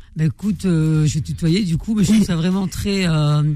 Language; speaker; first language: French; native; French